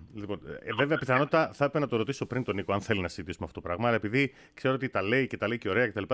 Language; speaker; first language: Greek; native; Greek